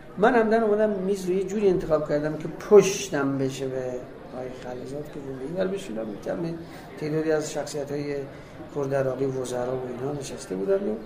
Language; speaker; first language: Persian; native; Persian